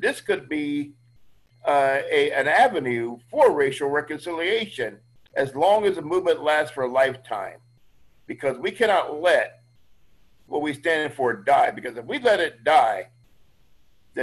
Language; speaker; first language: English; native; English